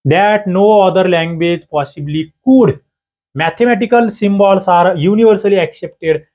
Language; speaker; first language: English; non-native, local second language; Marathi